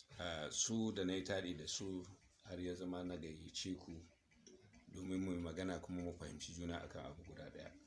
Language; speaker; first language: Hausa; non-native, local second language; Fula